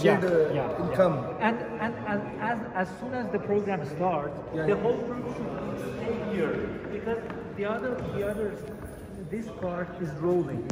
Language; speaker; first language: English; non-native, learner; Urdu